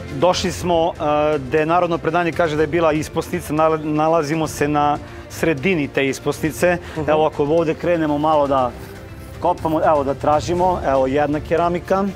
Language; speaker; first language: Serbian; native; Serbian